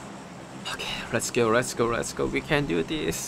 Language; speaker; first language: English; non-native, learner; Korean